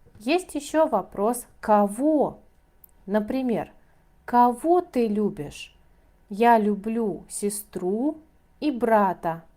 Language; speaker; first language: Russian; native; Russian